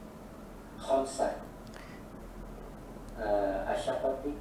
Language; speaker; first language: Arabic; non-native, learner; Indonesian